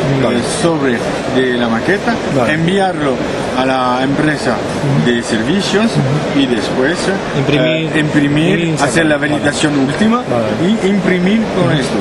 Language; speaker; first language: Spanish; non-native, learner; French